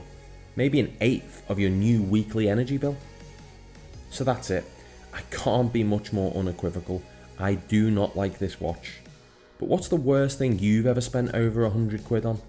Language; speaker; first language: English; native; English